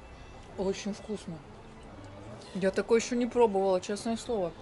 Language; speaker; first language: Russian; native; Russian